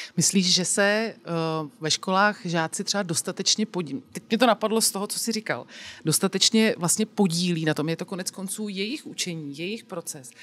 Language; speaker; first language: Czech; native; Czech